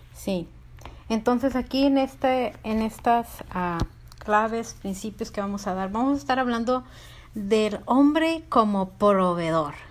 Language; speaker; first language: Spanish; early bilingual, heritage; Spanish